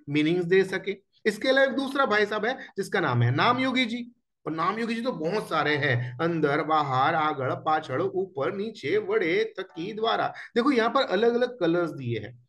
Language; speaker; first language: Hindi; non-native, local second language; Gujarati